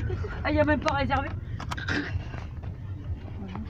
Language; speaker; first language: French; native; French